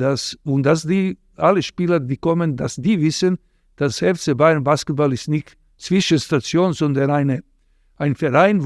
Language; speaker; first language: German; non-native, fluent; Serbian